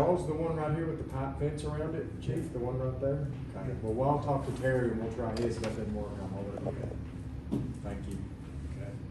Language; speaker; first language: English; native; English